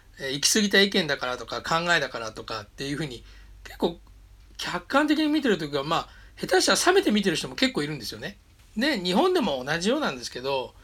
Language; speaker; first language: Japanese; native; Japanese